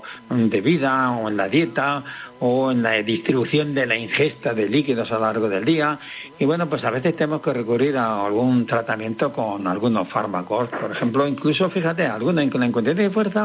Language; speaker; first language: Spanish; native; Spanish